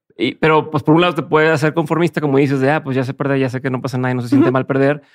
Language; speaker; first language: Spanish; native; Spanish